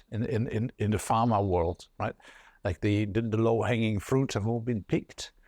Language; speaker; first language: English; non-native, fluent; Dutch